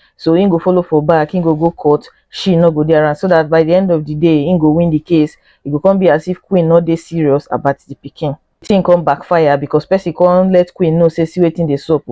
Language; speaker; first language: Nigerian Pidgin; native; Nigerian Pidgin